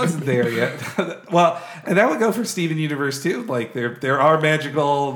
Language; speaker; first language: English; native; English